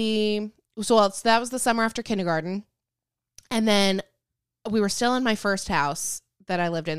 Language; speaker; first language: English; native; English